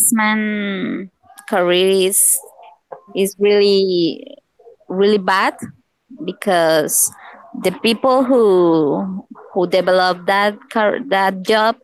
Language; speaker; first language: English; non-native, learner; Spanish